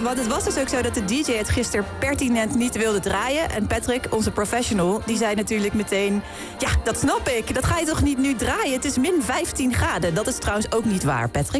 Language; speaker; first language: Dutch; native; Dutch